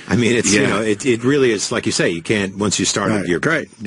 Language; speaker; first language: English; native; English